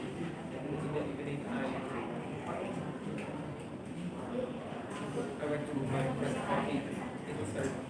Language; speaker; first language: English; non-native, learner; Vietnamese